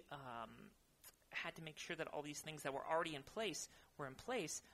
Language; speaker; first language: English; native; English